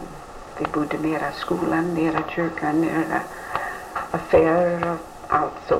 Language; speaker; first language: Swedish; early bilingual, heritage; Swedish